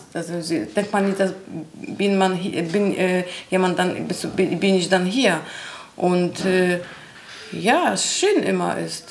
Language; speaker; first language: German; non-native, learner; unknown